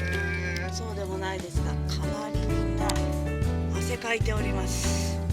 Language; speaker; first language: Japanese; native; Japanese